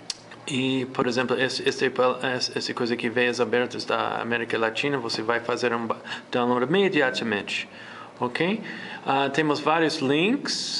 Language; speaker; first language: Portuguese; non-native, fluent; English